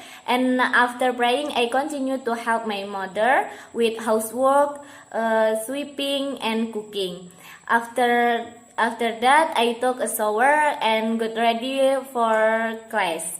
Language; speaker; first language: English; non-native, learner; Indonesian